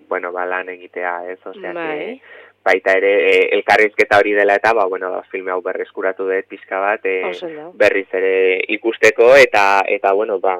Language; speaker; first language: Basque; native; Basque